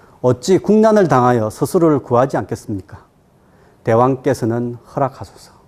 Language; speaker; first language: Korean; native; Korean